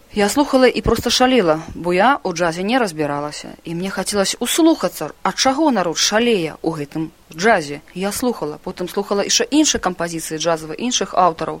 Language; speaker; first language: Belarusian; non-native, local second language; Russian